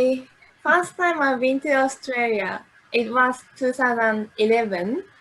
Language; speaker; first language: English; non-native, learner; Japanese